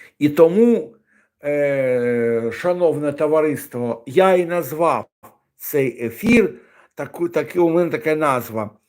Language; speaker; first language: Ukrainian; non-native, local second language; Russian